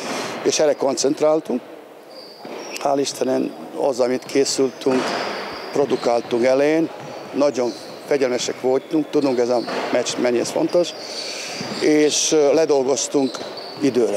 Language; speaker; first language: Hungarian; non-native, fluent; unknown